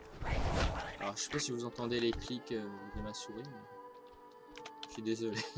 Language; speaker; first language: French; native; French